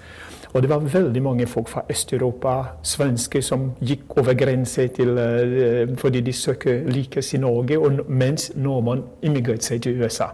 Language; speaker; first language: Norwegian; non-native, fluent; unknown